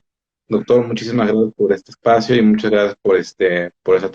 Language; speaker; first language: Spanish; native; Spanish